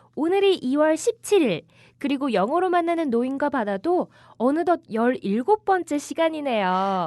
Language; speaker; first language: Korean; native; Korean